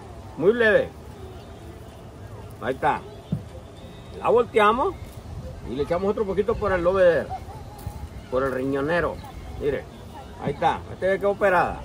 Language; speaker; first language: Spanish; native; Spanish